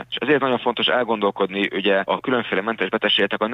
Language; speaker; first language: Hungarian; native; Hungarian